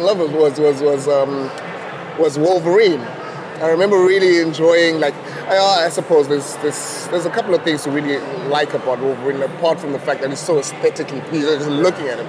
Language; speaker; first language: English; non-native, local second language; Xhosa